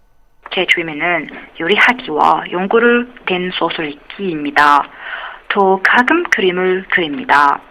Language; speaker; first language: Korean; non-native, learner; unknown